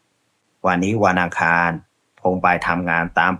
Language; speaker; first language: Thai; non-native, fluent; Burmese